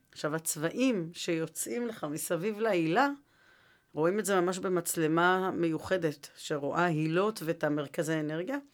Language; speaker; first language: Hebrew; native; Hebrew